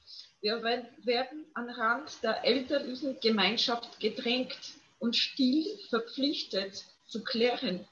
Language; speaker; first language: German; non-native, fluent; Polish